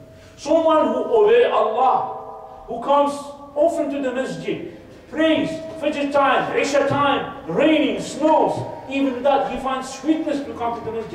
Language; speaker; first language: English; non-native, fluent; Arabic